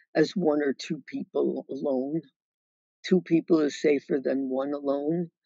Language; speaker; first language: English; native; English